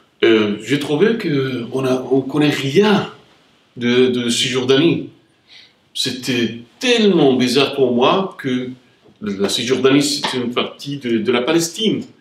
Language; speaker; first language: French; non-native, fluent; Arabic